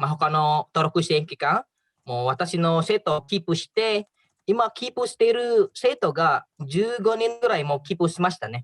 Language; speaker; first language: Japanese; non-native, learner; Indonesian